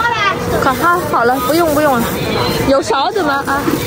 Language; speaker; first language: Chinese; non-native, fluent; Vietnamese